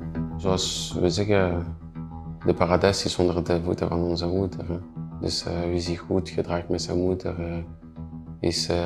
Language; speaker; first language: Dutch; non-native, local second language; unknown